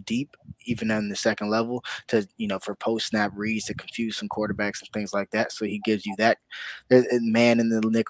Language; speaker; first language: English; native; English